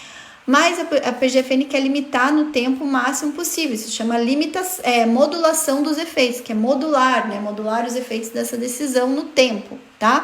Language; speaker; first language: Portuguese; native; Portuguese